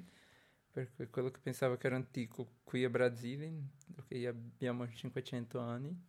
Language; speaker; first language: Italian; non-native, learner; Portuguese